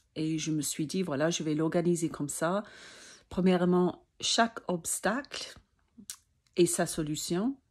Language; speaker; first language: French; non-native, fluent; English